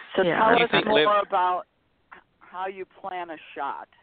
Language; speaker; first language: English; native; English